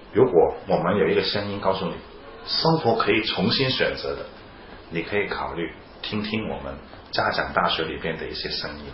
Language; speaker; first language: Chinese; non-native, fluent; Cantonese